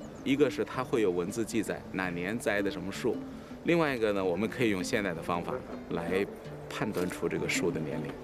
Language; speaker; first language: Chinese; native; Chinese